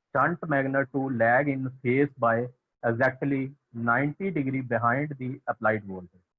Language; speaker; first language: English; non-native, local second language; Punjabi